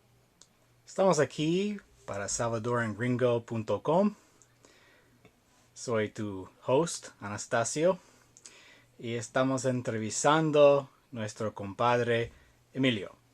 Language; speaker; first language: Spanish; non-native, fluent; English